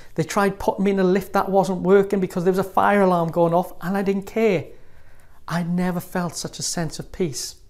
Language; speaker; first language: English; native; English